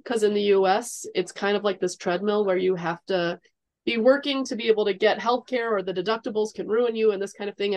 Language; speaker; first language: English; native; English